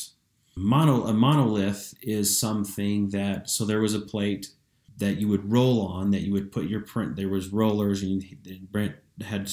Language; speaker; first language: English; native; English